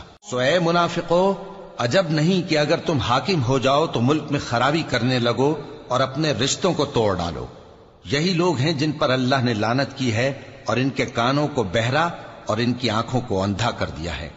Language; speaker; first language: Urdu; native; Urdu